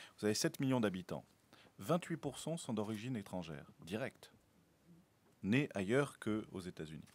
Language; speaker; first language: French; native; French